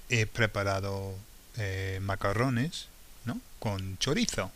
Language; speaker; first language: Spanish; non-native, fluent; English